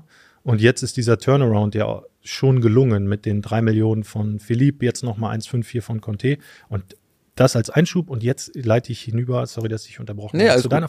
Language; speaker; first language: German; native; German